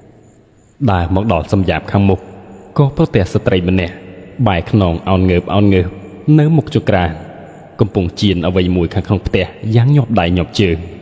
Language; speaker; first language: Khmer; native; Khmer